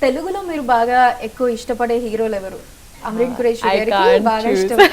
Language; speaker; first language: Telugu; native; Telugu